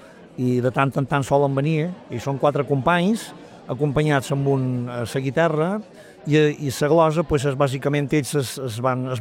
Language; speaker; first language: Catalan; native; Catalan